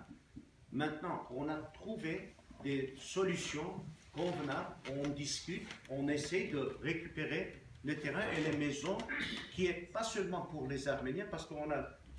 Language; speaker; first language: French; non-native, fluent; Armenian